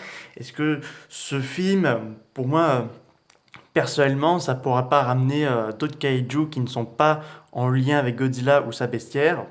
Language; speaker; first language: French; native; French